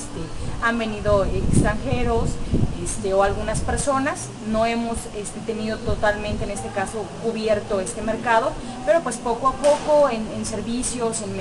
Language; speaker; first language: Spanish; native; Spanish